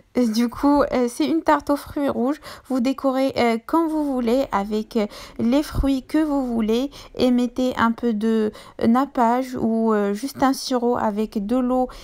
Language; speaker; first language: French; non-native, local second language; Arabic